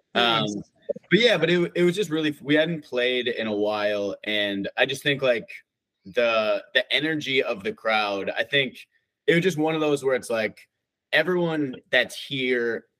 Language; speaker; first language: English; native; English